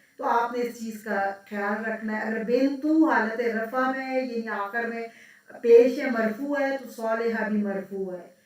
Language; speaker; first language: Urdu; native; Urdu